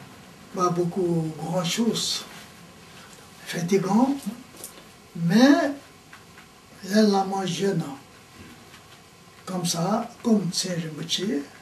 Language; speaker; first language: French; non-native, learner; Tibetan